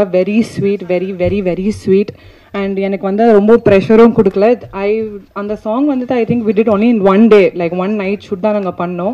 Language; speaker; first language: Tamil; non-native, learner; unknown